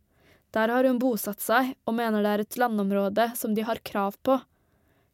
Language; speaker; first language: Norwegian; native; Norwegian